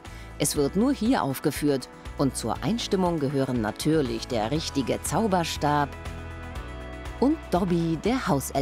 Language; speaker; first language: German; native; German